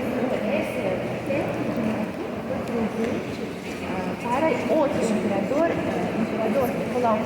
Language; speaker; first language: Portuguese; non-native, fluent; Russian